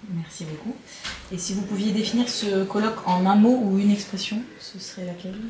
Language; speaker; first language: French; native; French